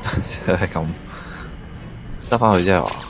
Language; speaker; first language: Chinese; native; Chinese